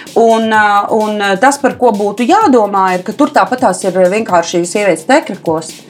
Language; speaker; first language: Latvian; native; Latvian